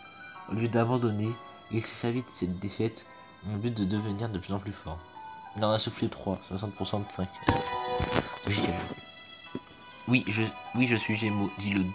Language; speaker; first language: French; native; French